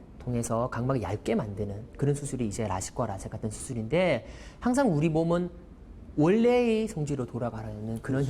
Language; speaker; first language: Korean; native; Korean